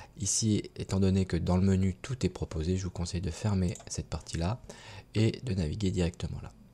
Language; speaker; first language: French; native; French